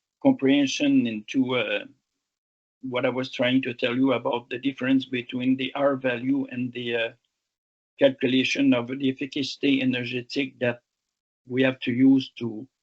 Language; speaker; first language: English; non-native, local second language; French